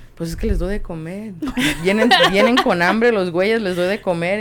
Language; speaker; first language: Spanish; early bilingual, heritage; Spanish